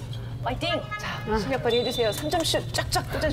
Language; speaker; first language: Korean; native; Korean